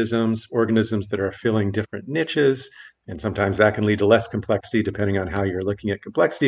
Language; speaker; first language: English; native; English